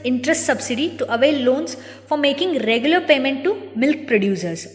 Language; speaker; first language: English; non-native, local second language; Kannada